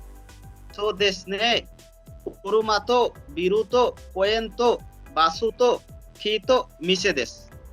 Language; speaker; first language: Japanese; non-native, learner; Bangla